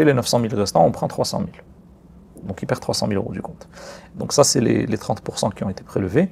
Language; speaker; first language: French; non-native, local second language; Arabic